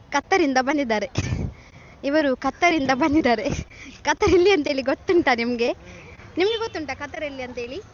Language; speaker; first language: Kannada; non-native, local second language; Tulu